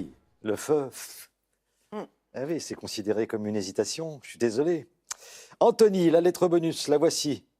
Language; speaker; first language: French; native; French